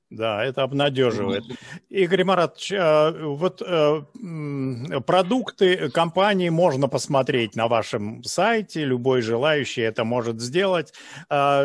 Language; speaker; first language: Russian; native; Russian